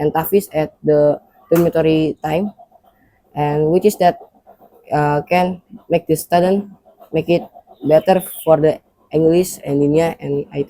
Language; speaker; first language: English; non-native, learner; Indonesian